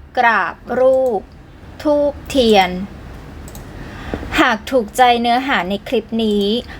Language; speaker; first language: Thai; native; Thai